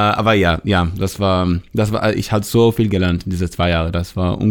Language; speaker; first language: German; non-native, fluent; Hebrew